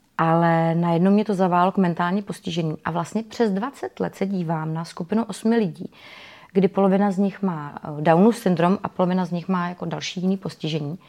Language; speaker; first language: Czech; native; Czech